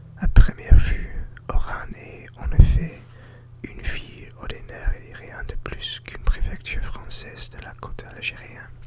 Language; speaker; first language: French; non-native, learner; English